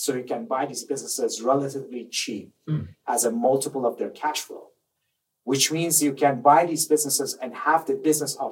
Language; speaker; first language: English; non-native, fluent; Persian